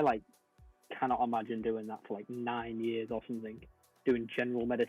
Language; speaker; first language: English; native; English